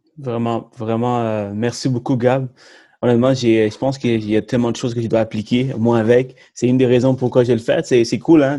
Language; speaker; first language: French; early bilingual, other home language; Tamil